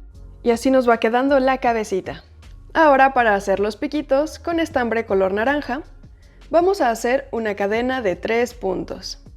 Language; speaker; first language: Spanish; native; Spanish